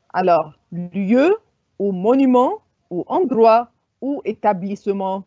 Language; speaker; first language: French; non-native, fluent; Arabic